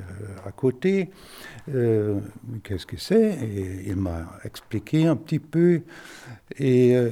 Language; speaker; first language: French; non-native, fluent; German